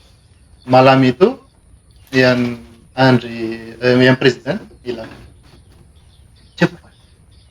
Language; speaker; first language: Indonesian; non-native, learner; Malagasy